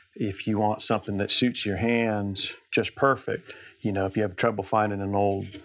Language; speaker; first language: English; native; English